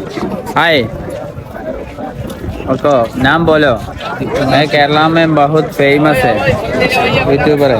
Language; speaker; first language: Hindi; non-native, local second language; Malayalam